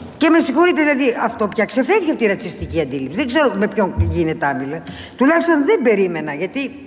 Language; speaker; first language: Greek; native; Greek